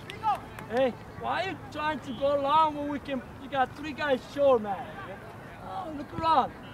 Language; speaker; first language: English; native; English